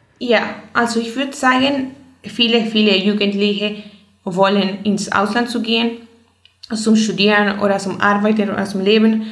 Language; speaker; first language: German; non-native, fluent; Spanish